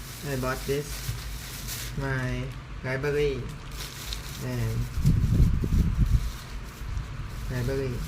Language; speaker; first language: English; non-native, learner; Thai